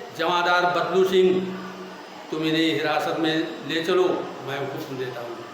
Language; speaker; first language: Hindi; native; Hindi